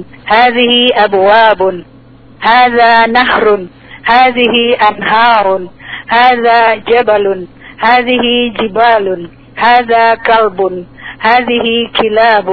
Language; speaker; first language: Arabic; non-native, learner; Indonesian